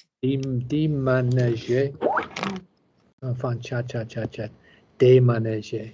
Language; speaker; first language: French; non-native, learner; English